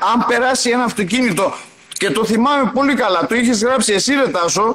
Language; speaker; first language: Greek; early bilingual, other home language; Albanian